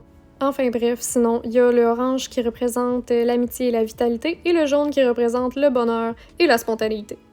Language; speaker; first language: French; native; French